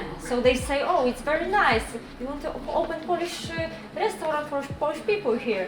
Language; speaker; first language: English; non-native, learner; Polish